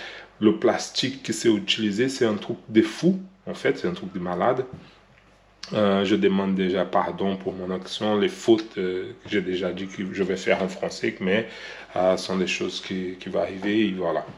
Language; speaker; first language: French; non-native, learner; Portuguese